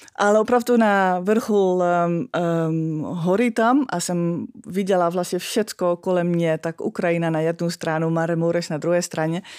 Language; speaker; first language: Czech; non-native, fluent; Dutch